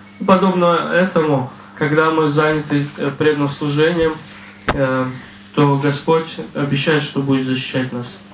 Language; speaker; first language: Russian; native; Russian